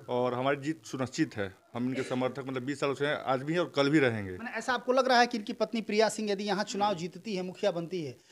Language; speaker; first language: Hindi; native; Hindi